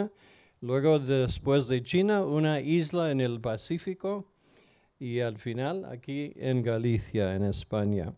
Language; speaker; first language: Spanish; non-native, fluent; English